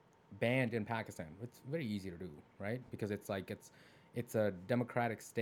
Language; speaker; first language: English; non-native, local second language; Punjabi